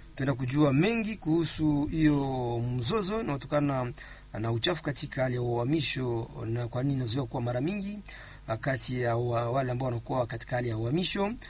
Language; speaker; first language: Swahili; native; Swahili